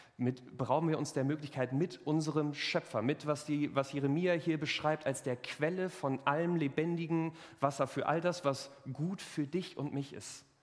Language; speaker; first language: German; native; German